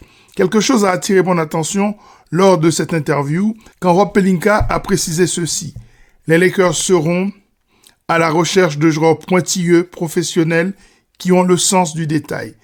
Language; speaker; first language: French; native; French